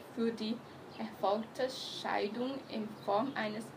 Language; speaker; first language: German; non-native, learner; Portuguese